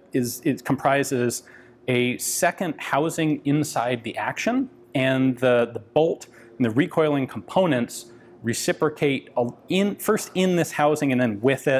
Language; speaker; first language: English; native; English